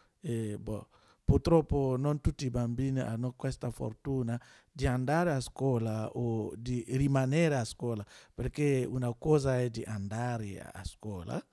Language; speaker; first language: Italian; non-native, learner; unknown